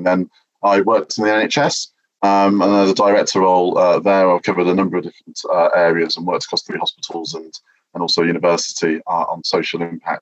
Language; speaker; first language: English; native; English